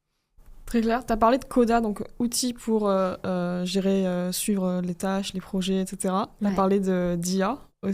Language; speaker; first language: French; native; French